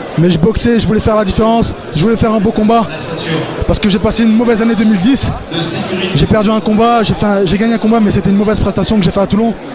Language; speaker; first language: French; early bilingual, other home language; Arabic